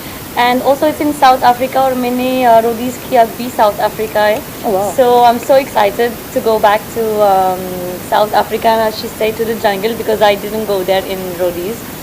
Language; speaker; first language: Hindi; early bilingual, heritage; Hindi